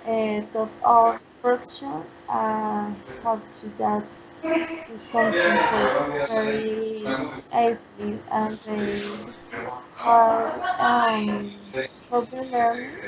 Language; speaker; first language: English; non-native, learner; Spanish